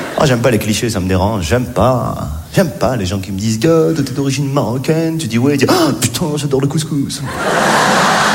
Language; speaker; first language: French; native; French